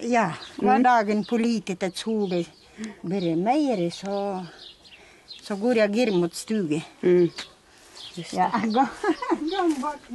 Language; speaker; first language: Swedish; early bilingual, heritage; Swedish